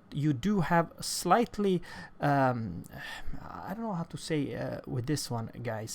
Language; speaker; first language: English; non-native, fluent; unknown